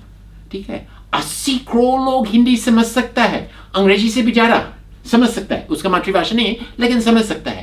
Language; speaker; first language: Hindi; non-native, fluent; English